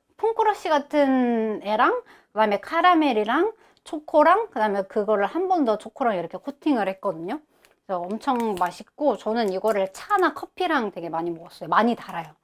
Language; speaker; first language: Korean; non-native, fluent; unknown